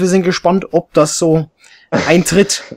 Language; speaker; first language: German; native; German